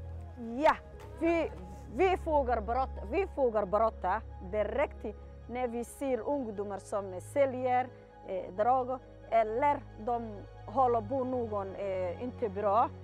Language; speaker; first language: Swedish; non-native, learner; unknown